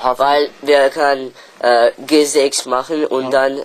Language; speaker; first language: German; non-native, learner; French